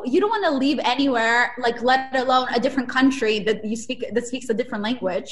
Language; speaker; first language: English; non-native, fluent; Hebrew